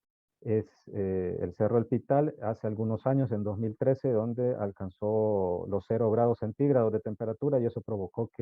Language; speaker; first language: Spanish; native; Spanish